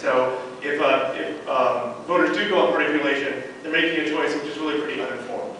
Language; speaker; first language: English; native; English